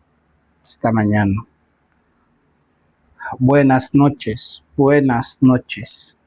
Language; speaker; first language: Spanish; non-native, fluent; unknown